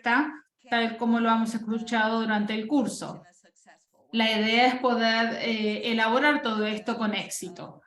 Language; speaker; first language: Spanish; non-native, fluent; Portuguese